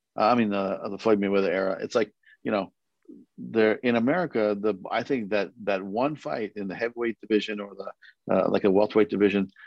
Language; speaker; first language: English; early bilingual, other home language; Korean